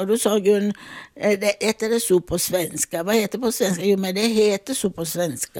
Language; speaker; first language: Swedish; non-native, fluent; Italian